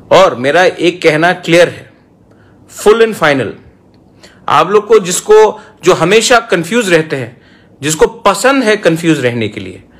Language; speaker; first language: Hindi; non-native, local second language; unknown